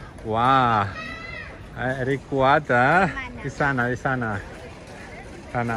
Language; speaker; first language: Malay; non-native, fluent; Catalan